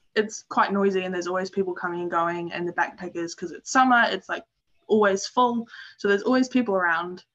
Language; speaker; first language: English; native; English